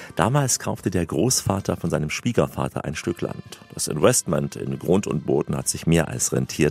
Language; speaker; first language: German; native; German